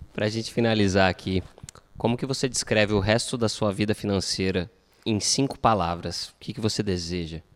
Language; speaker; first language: Portuguese; native; Portuguese